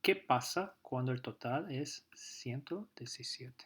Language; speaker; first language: Spanish; non-native, fluent; English